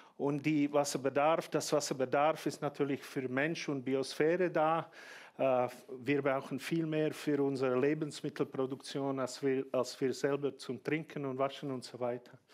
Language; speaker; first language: German; non-native, fluent; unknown